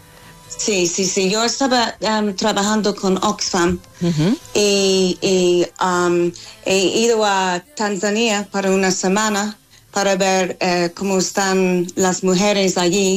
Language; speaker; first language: Spanish; non-native, learner; English